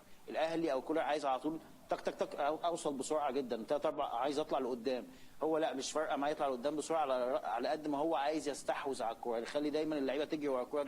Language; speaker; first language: Arabic; native; Arabic